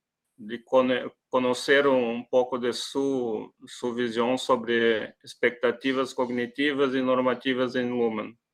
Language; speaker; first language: Portuguese; non-native, learner; Spanish